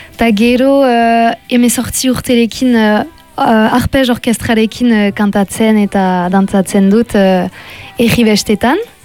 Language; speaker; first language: Basque; non-native, local second language; French